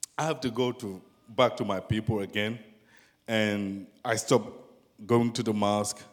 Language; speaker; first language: English; non-native, fluent; Dyula